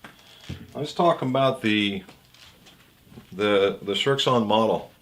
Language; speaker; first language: English; native; English